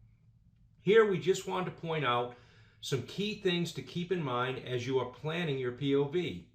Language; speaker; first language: English; native; English